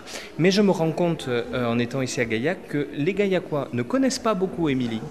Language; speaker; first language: French; native; French